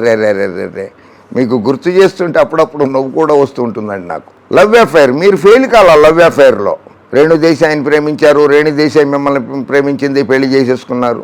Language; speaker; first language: Telugu; native; Telugu